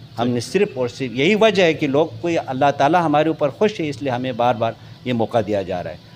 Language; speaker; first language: Urdu; non-native, local second language; Balti